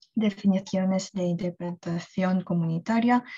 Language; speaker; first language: Spanish; non-native, fluent; Korean